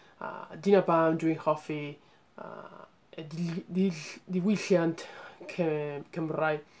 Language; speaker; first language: Welsh; non-native, learner; Spanish